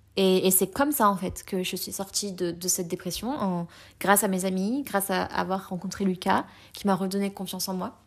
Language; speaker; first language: French; native; French